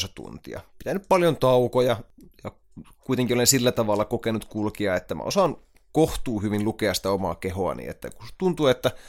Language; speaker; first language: Finnish; native; Finnish